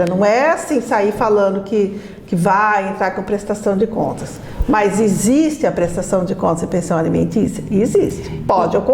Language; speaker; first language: Portuguese; native; Portuguese